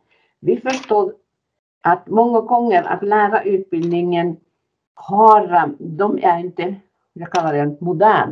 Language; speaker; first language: Swedish; non-native, fluent; Finnish